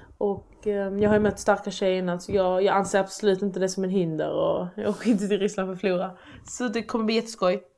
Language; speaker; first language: Swedish; early bilingual, other home language; Persian